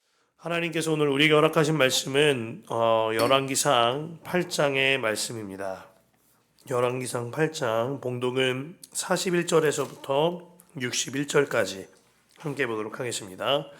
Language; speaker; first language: Korean; native; Korean